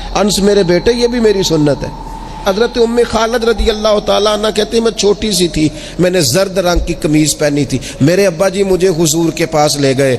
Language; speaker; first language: Urdu; non-native, local second language; Punjabi